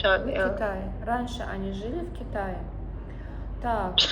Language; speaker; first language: Russian; non-native, fluent; Azerbaijani